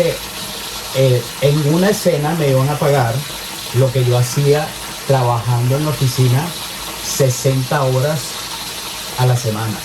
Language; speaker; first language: Spanish; native; Spanish